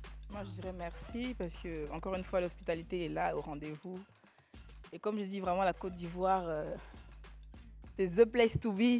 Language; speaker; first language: French; non-native, local second language; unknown